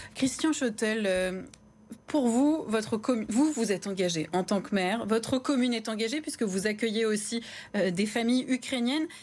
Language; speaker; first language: French; native; French